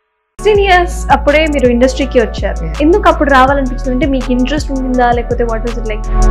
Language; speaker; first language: Telugu; native; Telugu